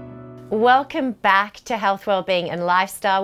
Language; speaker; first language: English; native; English